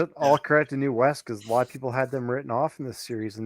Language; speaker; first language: English; native; English